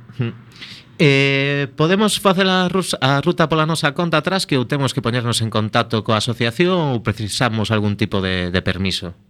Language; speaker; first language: Galician; native; Galician